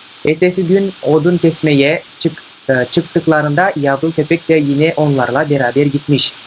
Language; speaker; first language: Turkish; non-native, fluent; Kyrgyz